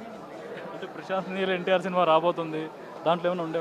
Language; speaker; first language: Telugu; native; Telugu